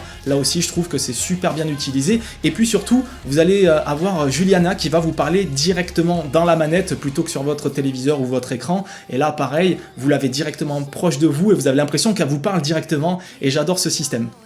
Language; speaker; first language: French; native; French